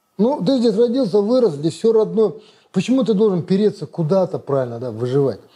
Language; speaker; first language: Russian; non-native, local second language; Kazakh